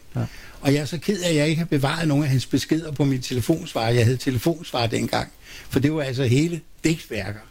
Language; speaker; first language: Danish; native; Danish